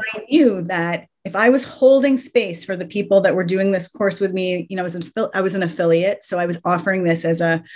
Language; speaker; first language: English; early bilingual, other home language; Persian